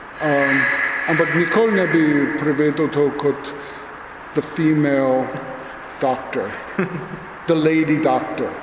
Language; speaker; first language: Slovenian; non-native, fluent; English